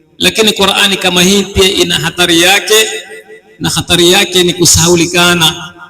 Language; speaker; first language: Swahili; native; Swahili